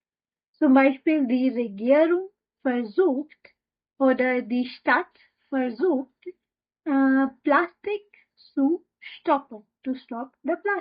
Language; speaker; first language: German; non-native, fluent; Hindi